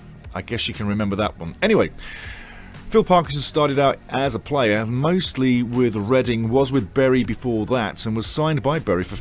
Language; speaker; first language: English; native; English